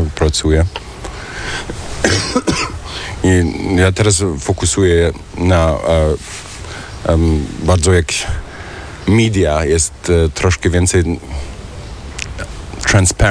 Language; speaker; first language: Polish; early bilingual, heritage; German